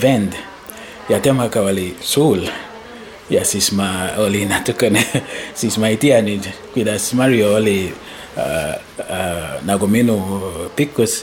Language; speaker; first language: Estonian; non-native, learner; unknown